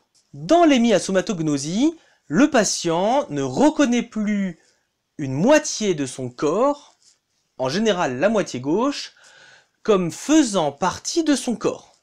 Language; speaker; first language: French; native; French